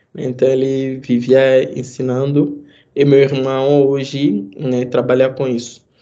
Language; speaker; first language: Portuguese; non-native, fluent; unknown